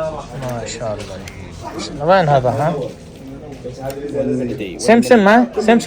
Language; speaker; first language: Arabic; non-native, learner; Urdu